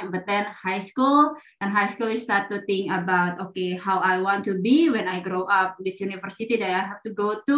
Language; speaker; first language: English; non-native, fluent; Indonesian